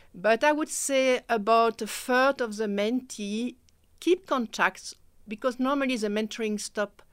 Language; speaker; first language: English; non-native, fluent; French